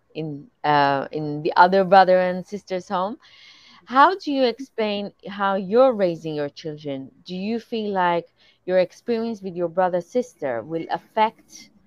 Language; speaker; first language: English; non-native, fluent; Persian